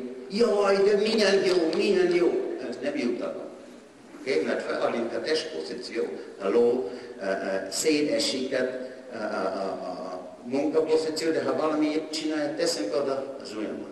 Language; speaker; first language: Hungarian; non-native, learner; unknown